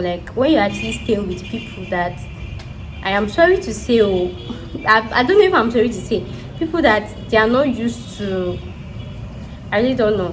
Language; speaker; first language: English; non-native, local second language; Yoruba